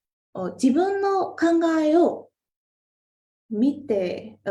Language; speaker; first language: Japanese; non-native, fluent; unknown